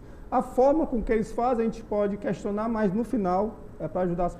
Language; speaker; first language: Portuguese; native; Portuguese